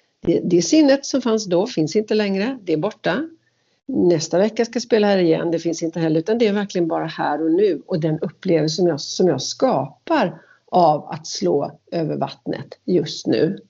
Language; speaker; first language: Swedish; native; Swedish